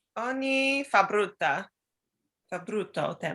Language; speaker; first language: Italian; non-native, learner; English